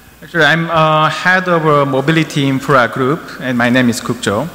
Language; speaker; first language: English; non-native, learner; Korean